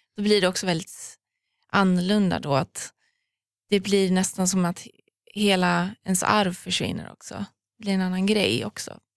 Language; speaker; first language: Swedish; early bilingual, other home language; Persian